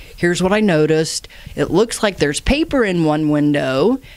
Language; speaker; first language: English; native; English